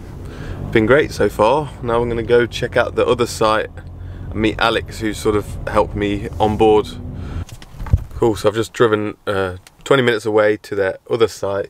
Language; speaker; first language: English; native; English